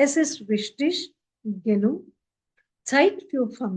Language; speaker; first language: German; non-native, fluent; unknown